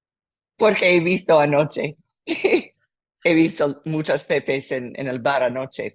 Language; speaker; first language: Spanish; non-native, learner; English